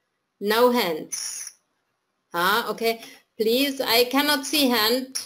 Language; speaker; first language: English; non-native, fluent; German